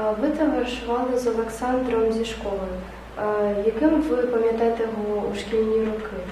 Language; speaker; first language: Ukrainian; native; Ukrainian